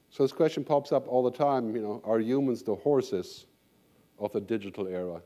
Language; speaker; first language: English; non-native, fluent; German